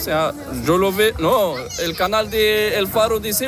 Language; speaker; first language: Spanish; non-native, learner; Arabic